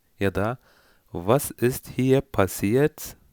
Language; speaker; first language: German; non-native, fluent; Turkish